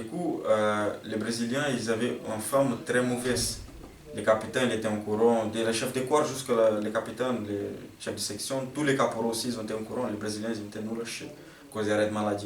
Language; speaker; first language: French; non-native, fluent; Portuguese